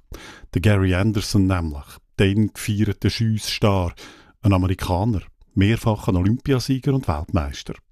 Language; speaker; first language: German; native; German